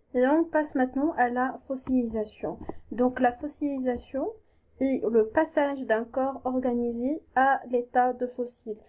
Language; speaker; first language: French; non-native, local second language; Arabic